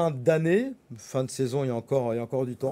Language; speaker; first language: French; native; French